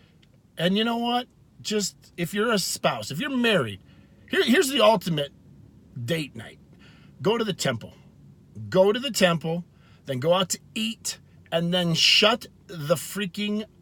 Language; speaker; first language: English; native; English